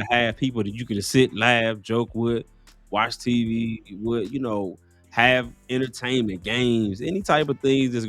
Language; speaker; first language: English; native; English